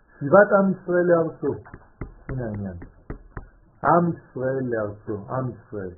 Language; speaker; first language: Hebrew; non-native, fluent; French